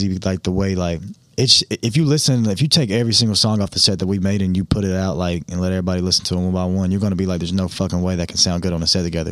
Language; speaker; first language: English; native; English